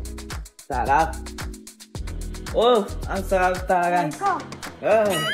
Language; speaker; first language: Filipino; non-native, learner; Spanish